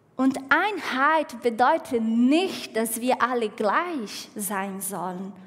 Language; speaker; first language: German; non-native, fluent; Portuguese